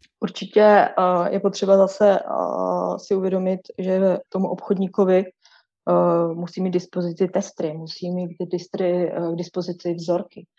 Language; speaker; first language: Czech; native; Czech